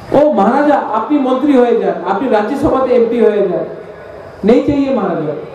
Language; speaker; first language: Hindi; non-native, local second language; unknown